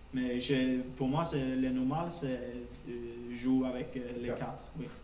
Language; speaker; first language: French; non-native, learner; Norwegian